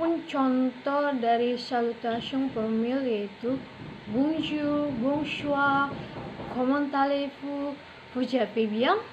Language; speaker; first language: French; non-native, learner; Indonesian